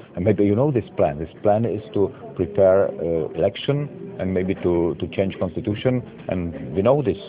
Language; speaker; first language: English; non-native, fluent; Czech